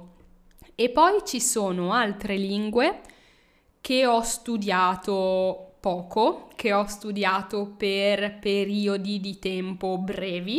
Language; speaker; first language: Italian; native; Italian